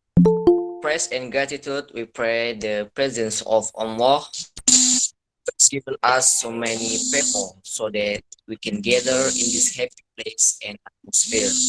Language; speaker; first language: English; non-native, learner; Indonesian